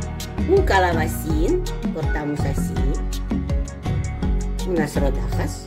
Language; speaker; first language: Spanish; non-native, learner; Ukrainian